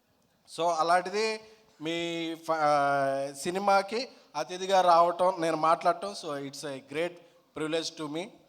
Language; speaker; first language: Telugu; native; Telugu